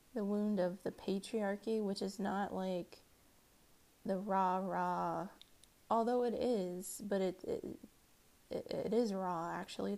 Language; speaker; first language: English; native; English